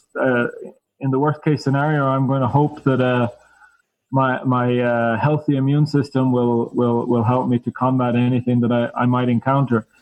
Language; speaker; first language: English; native; English